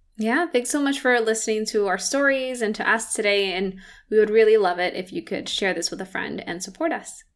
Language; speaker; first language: English; early bilingual, other home language; Spanish